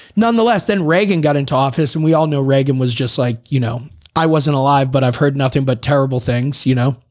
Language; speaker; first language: English; native; English